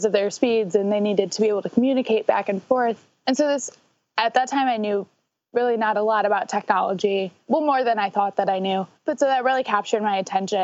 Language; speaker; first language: English; native; English